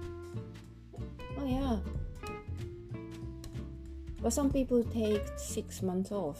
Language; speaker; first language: English; non-native, fluent; Japanese